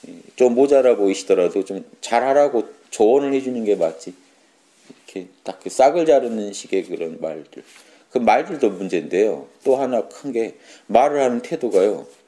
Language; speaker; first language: Korean; native; Korean